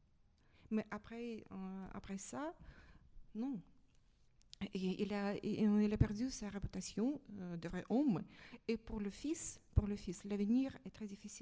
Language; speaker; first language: French; non-native, fluent; Russian